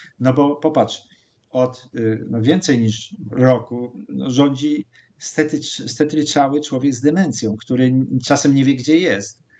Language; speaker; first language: Polish; native; Polish